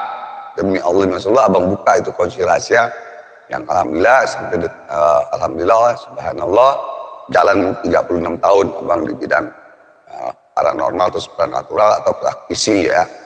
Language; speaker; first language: Indonesian; native; Indonesian